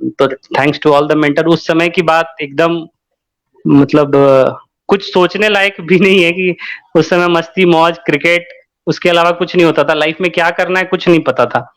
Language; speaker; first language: Hindi; native; Hindi